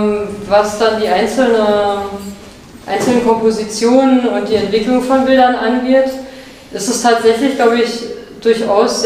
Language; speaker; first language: German; native; German